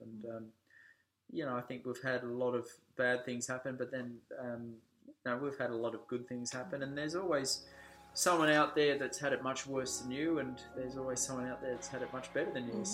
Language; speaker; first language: English; native; English